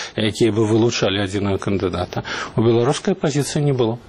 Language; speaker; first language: Russian; non-native, local second language; Belarusian